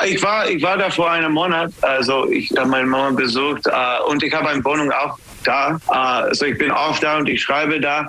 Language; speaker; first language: German; non-native, learner; English